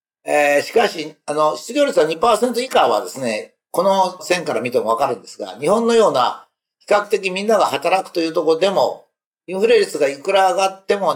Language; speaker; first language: Japanese; native; Japanese